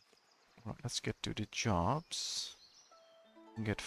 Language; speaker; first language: English; non-native, fluent; Dutch